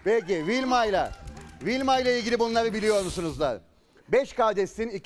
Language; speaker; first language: Turkish; native; Turkish